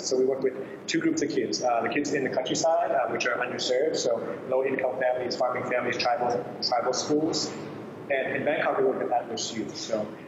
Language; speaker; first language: English; native; English